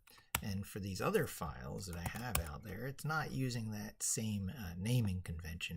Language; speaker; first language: English; native; English